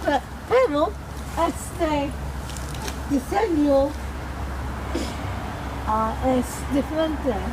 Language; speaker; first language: Spanish; non-native, learner; English